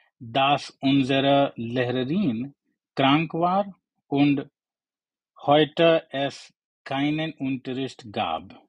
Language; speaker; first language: German; non-native, learner; English